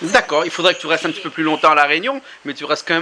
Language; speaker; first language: French; native; French